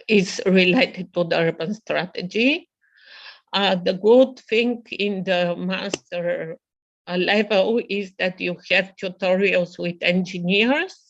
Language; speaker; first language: English; non-native, fluent; Bulgarian